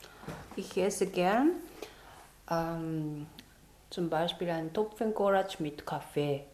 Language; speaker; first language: German; non-native, fluent; Japanese